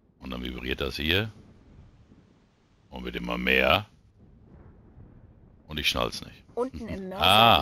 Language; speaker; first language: German; native; German